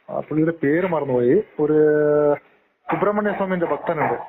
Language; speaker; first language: Malayalam; non-native, local second language; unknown